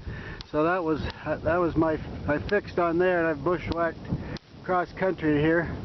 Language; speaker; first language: English; native; English